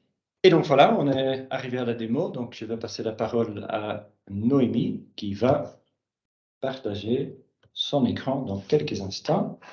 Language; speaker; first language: French; native; French